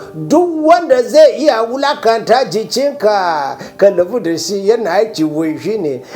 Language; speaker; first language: Hausa; non-native, local second language; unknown